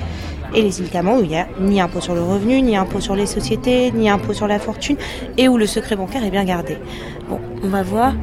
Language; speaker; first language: French; native; French